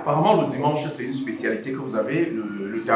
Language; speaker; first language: French; native; French